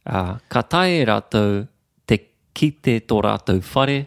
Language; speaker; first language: Māori; non-native, local second language; English